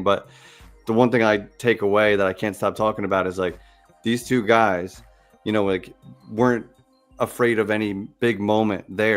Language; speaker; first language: English; native; English